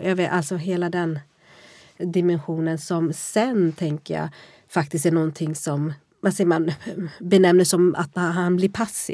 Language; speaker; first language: Swedish; native; Swedish